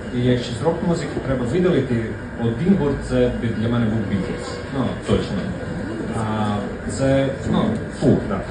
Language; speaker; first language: Ukrainian; non-native, fluent; Serbian